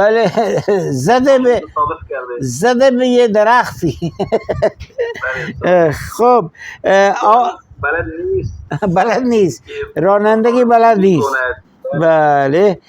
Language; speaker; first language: Persian; non-native, fluent; Urdu